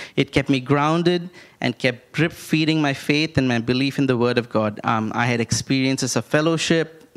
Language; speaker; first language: English; non-native, local second language; Malayalam